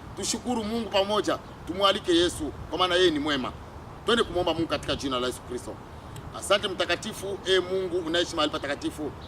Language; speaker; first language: Swahili; native; Swahili